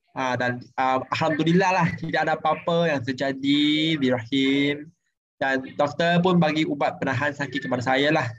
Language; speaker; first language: Malay; non-native, local second language; Chinese